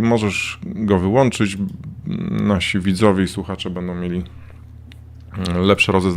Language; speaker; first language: Polish; native; Polish